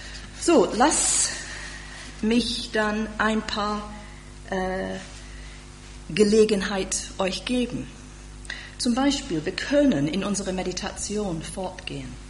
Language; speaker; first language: German; non-native, fluent; English